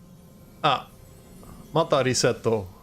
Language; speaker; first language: Japanese; non-native, learner; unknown